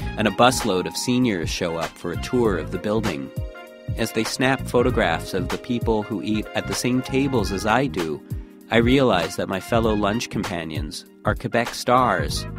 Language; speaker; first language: English; native; English